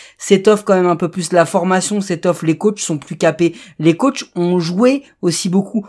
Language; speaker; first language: French; native; French